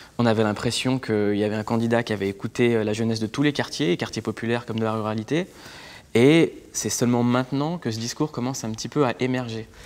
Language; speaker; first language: French; native; French